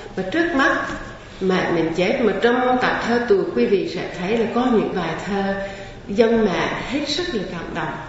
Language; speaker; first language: Vietnamese; non-native, fluent; English